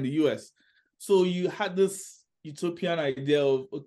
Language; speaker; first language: English; non-native, local second language; Yoruba